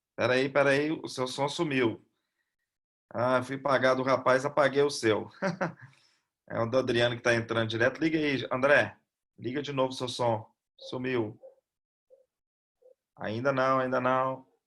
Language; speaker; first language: Portuguese; native; Portuguese